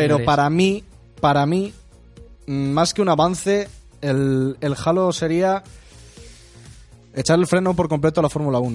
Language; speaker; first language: Spanish; native; Spanish